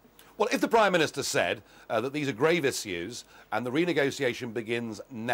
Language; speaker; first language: English; native; English